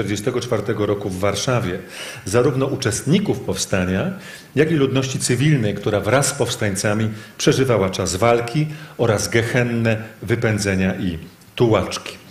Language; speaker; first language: Polish; native; Polish